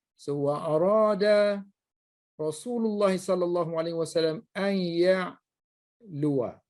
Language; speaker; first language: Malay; native; Malay